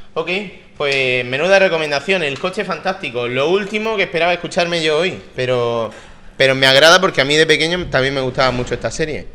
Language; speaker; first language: Spanish; native; Spanish